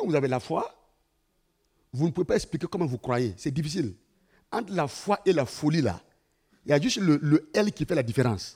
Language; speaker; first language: French; non-native, local second language; Mossi